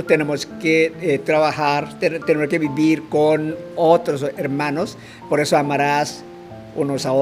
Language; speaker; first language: Spanish; non-native, fluent; Korean